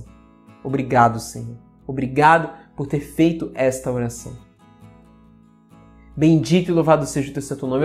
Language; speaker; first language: Portuguese; native; Portuguese